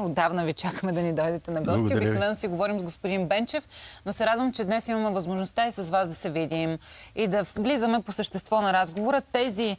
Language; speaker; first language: Bulgarian; native; Bulgarian